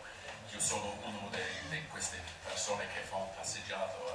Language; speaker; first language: Italian; non-native, learner; English